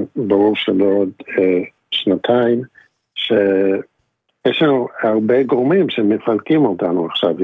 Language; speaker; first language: Hebrew; non-native, fluent; English